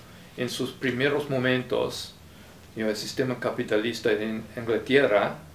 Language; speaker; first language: Spanish; non-native, fluent; English